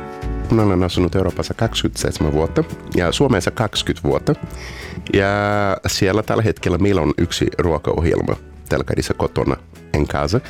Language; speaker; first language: Finnish; non-native, learner; Portuguese